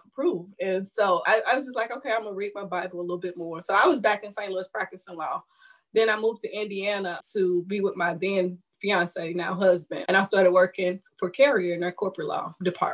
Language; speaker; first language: English; native; English